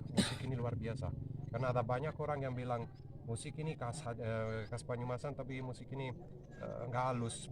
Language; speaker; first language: Indonesian; non-native, learner; Italian